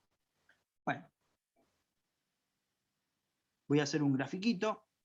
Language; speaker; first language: Spanish; native; Spanish